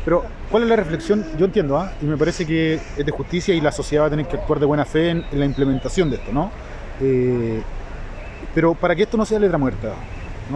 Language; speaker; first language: Spanish; native; Spanish